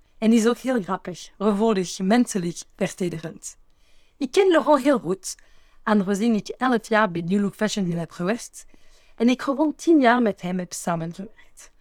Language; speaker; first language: Dutch; non-native, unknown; French